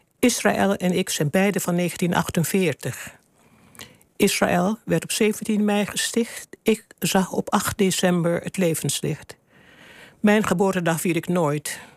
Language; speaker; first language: Dutch; native; Dutch